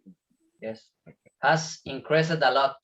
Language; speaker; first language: English; non-native, learner; Spanish